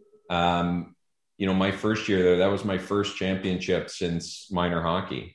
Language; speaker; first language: English; native; English